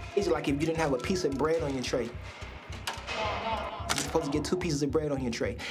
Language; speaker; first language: English; native; English